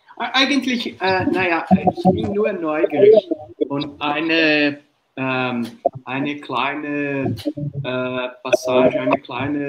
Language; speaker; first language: German; non-native, fluent; Portuguese